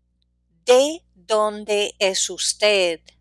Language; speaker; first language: Spanish; non-native, fluent; English